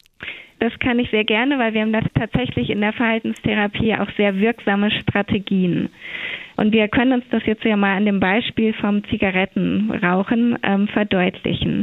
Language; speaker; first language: German; native; German